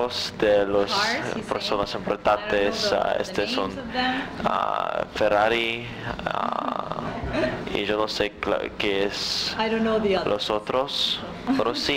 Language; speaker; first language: Spanish; non-native, learner; Russian